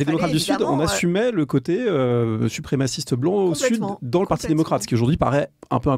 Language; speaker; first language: French; native; French